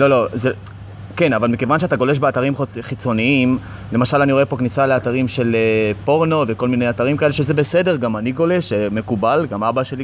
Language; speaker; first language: Hebrew; native; Hebrew